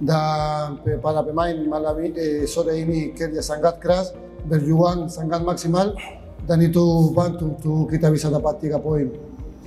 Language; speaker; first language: Indonesian; non-native, fluent; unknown